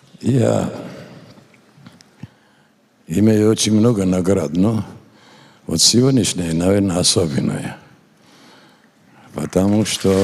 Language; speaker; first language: Russian; non-native, local second language; Georgian